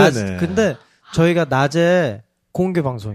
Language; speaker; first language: Korean; native; Korean